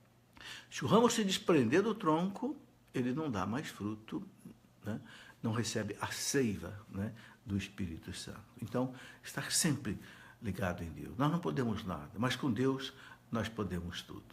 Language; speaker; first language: Portuguese; native; Portuguese